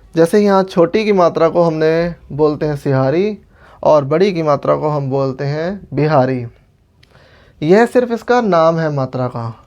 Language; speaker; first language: Hindi; non-native, local second language; Punjabi